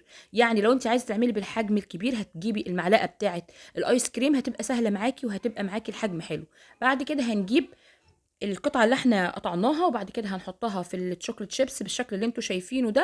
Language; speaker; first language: Arabic; native; Arabic